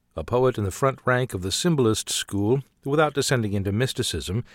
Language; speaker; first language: English; native; English